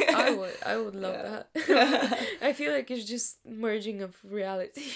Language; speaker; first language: English; non-native, fluent; Bulgarian